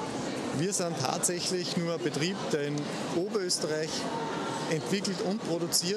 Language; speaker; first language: German; native; German